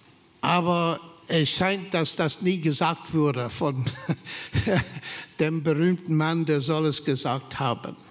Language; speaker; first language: German; non-native, fluent; English